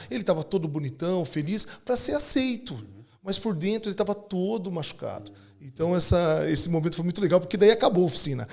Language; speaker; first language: Portuguese; native; Portuguese